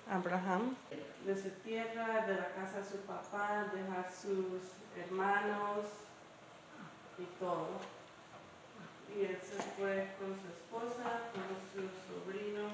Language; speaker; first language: Spanish; early bilingual, heritage; English